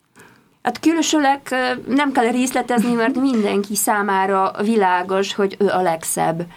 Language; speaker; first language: Hungarian; non-native, fluent; Polish